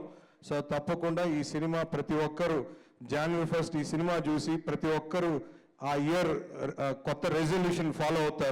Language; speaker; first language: Telugu; native; Telugu